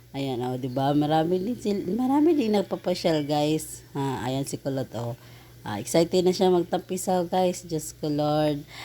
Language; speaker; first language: Filipino; native; Filipino